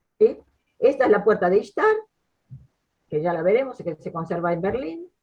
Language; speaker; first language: Spanish; native; Spanish